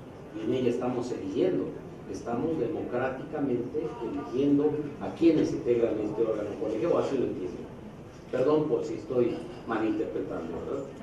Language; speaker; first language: Spanish; native; Spanish